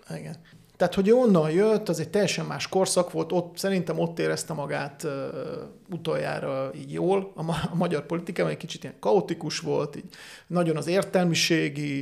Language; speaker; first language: Hungarian; native; Hungarian